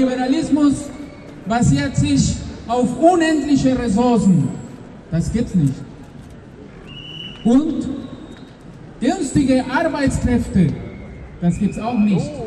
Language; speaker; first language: German; non-native, fluent; Spanish